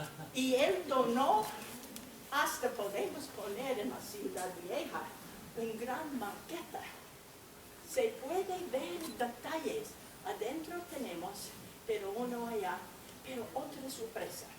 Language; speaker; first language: Spanish; non-native, fluent; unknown